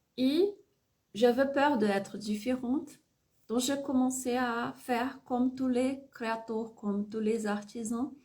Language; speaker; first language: French; non-native, fluent; Portuguese